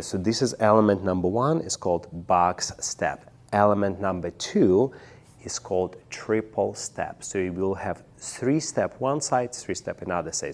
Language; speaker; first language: English; non-native, fluent; Russian